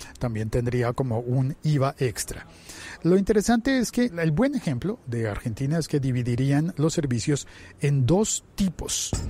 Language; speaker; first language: Spanish; native; Spanish